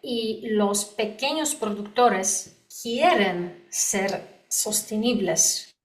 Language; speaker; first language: Spanish; non-native, learner; Polish